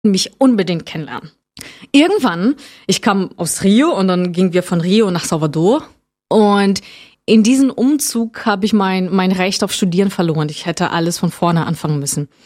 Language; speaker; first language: German; non-native, fluent; Portuguese